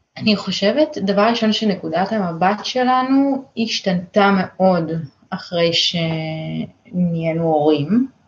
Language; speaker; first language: Hebrew; native; Hebrew